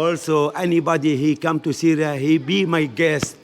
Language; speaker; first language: English; non-native, learner; Arabic